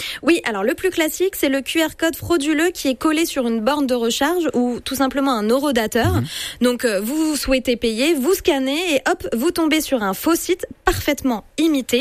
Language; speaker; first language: French; native; French